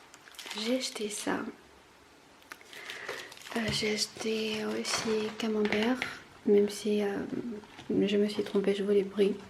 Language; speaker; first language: French; non-native, fluent; Armenian